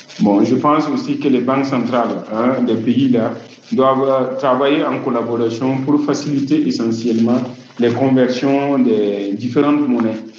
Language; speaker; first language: French; non-native, local second language; Mossi